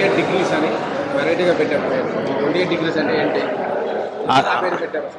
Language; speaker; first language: Telugu; native; Telugu